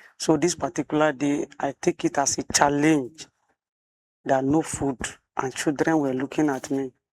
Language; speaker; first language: Nigerian Pidgin; non-native, local second language; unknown